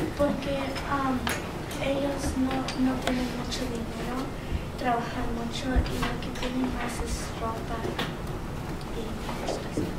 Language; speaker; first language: Spanish; non-native, learner; English